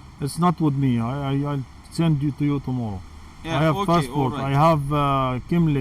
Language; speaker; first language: English; non-native, learner; Arabic